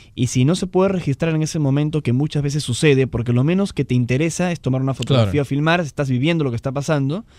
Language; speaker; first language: Spanish; native; Spanish